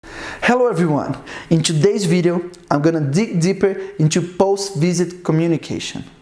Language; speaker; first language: English; non-native, fluent; Portuguese